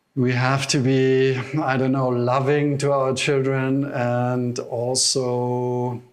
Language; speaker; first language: English; non-native, fluent; German